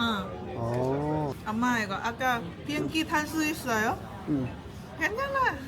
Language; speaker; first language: Korean; non-native, learner; Lao